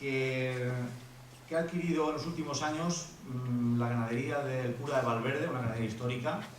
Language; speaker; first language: Spanish; native; Spanish